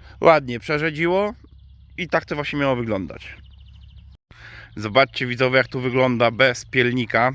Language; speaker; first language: Polish; native; Polish